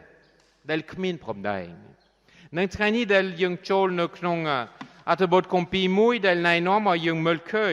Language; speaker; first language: Khmer; non-native, fluent; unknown